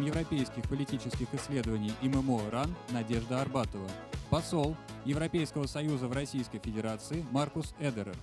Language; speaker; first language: Russian; native; Russian